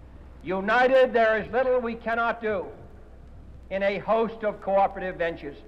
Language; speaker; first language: English; native; English